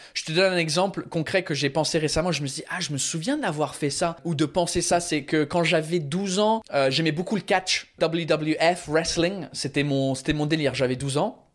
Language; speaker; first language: French; early bilingual, other home language; English